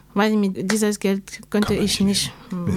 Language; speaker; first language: German; non-native, learner; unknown